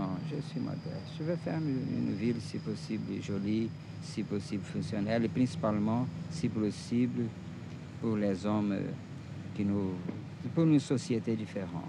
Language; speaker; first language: French; non-native, fluent; Portuguese